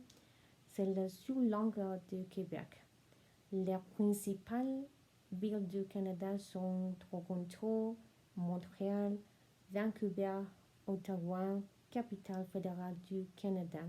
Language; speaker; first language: French; non-native, learner; Spanish